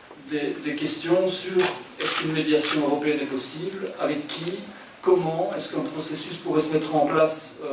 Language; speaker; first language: French; native; French